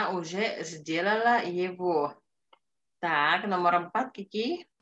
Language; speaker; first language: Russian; non-native, fluent; Indonesian